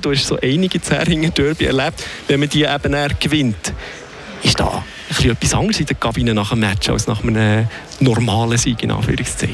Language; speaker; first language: German; native; German